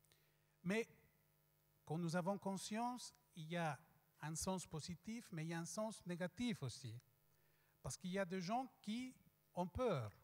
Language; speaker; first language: French; non-native, fluent; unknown